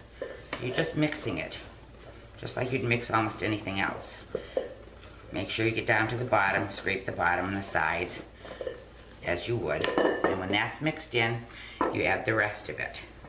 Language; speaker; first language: English; native; English